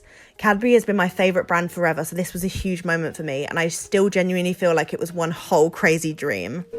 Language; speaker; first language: English; native; English